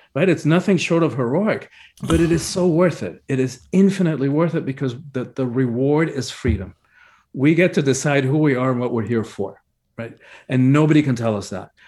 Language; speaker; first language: English; early bilingual, other home language; Spanish